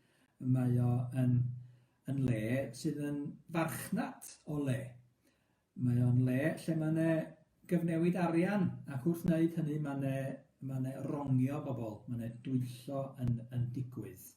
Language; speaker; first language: Welsh; native; Welsh